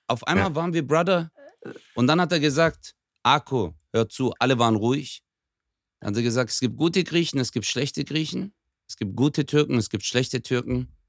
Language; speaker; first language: German; early bilingual, other home language; Turkish